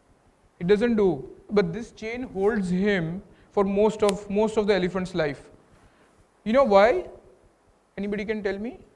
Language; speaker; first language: English; non-native, local second language; Gujarati